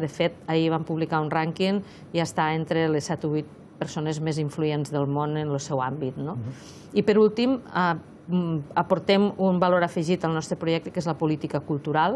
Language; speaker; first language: Catalan; native; Catalan